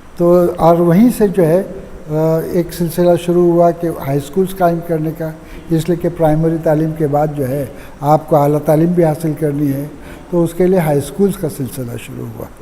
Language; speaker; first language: Urdu; non-native, local second language; Konkani